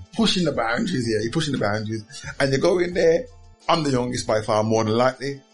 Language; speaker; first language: English; native; English